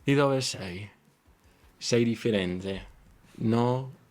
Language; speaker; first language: Italian; non-native, learner; English